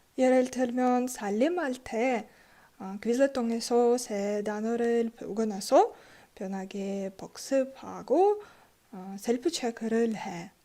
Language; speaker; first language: Korean; non-native, learner; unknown